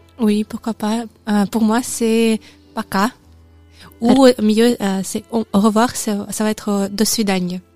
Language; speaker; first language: French; non-native, learner; Russian